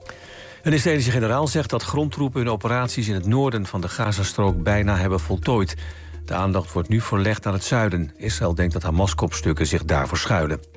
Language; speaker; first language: Dutch; native; Dutch